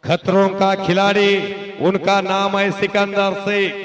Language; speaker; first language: Hindi; non-native, local second language; Marathi